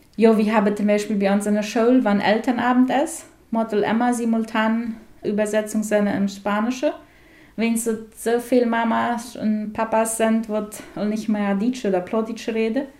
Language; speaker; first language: German; non-native, fluent; Plautdietsch